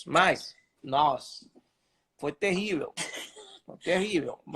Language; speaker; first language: Portuguese; non-native, fluent; Spanish